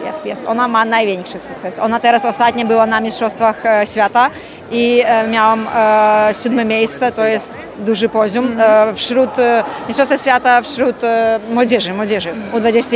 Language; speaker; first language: Polish; non-native, learner; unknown